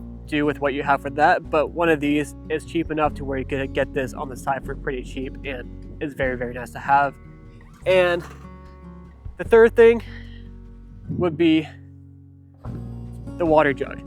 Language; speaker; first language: English; native; English